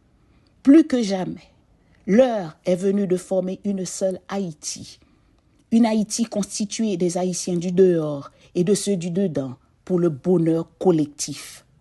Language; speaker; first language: French; non-native, local second language; Haitian Creole